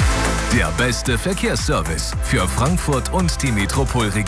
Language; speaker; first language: German; native; German